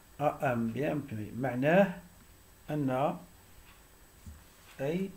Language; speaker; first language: Arabic; native; Arabic